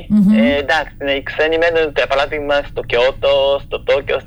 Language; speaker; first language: Greek; non-native, fluent; Japanese